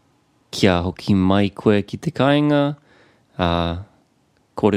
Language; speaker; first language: Māori; non-native, local second language; English